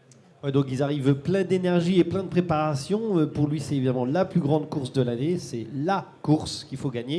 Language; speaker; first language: French; native; French